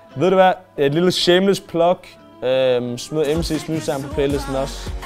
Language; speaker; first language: Danish; native; Danish